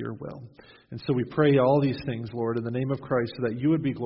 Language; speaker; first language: English; native; English